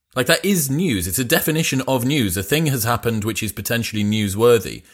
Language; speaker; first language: English; native; English